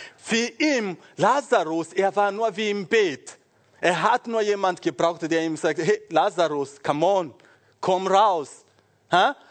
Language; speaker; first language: German; non-native, fluent; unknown